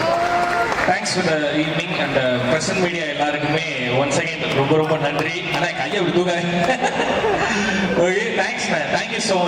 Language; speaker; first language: Tamil; native; Tamil